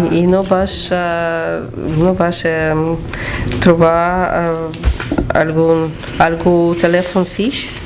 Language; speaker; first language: Catalan; non-native, learner; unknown